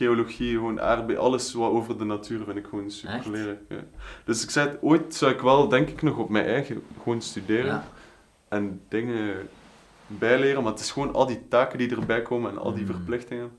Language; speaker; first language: Dutch; native; Dutch